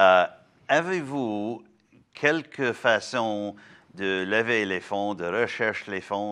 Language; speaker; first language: French; non-native, learner; English